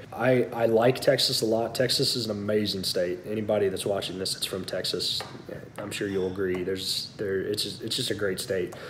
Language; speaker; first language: English; native; English